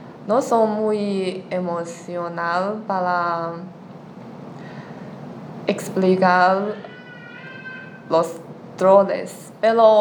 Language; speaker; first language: Spanish; non-native, learner; Chinese